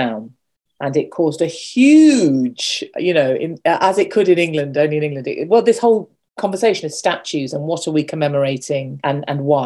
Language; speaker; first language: English; native; English